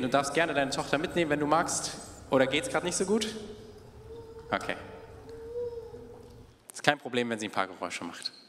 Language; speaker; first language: German; native; German